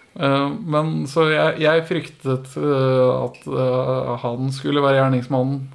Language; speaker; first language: Norwegian; early bilingual, other home language; Persian